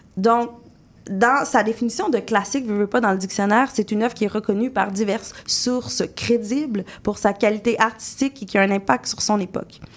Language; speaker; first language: French; native; French